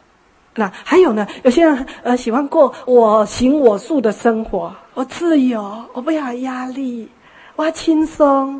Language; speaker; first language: Chinese; native; Chinese